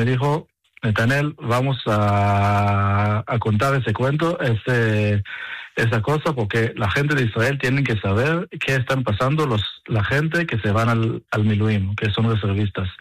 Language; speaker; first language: Spanish; non-native, fluent; Hebrew